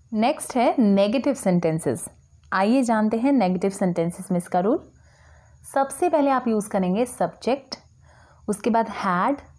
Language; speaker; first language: Hindi; native; Hindi